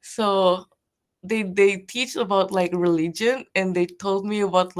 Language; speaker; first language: English; non-native, fluent; Japanese